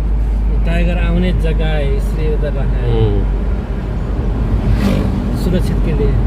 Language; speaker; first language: Hindi; non-native, learner; Nepali